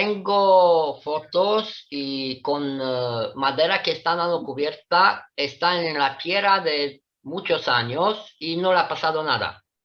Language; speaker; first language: Spanish; non-native, fluent; Italian